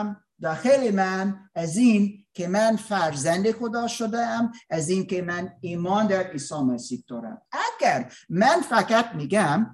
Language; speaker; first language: Persian; non-native, learner; English